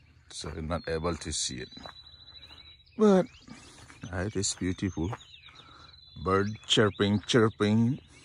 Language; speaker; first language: English; non-native, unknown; Indonesian